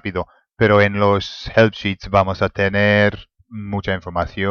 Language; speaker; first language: Spanish; non-native, fluent; English